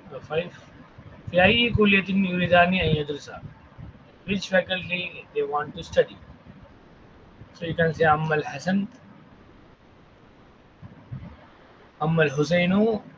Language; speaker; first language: Arabic; non-native, fluent; Tamil